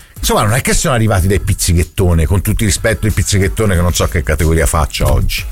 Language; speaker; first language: Italian; native; Italian